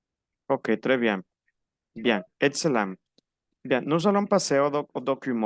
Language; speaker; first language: French; non-native, fluent; Spanish